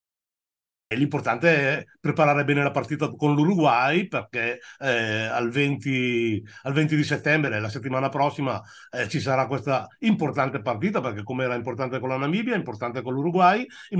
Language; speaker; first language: Italian; native; Italian